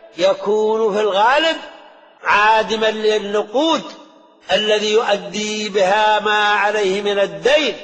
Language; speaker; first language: Arabic; native; Arabic